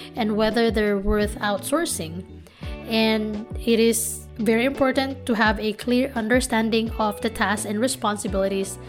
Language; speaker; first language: English; non-native, local second language; Filipino